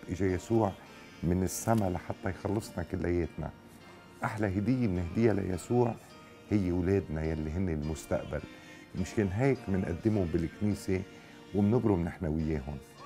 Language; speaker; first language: Arabic; native; Arabic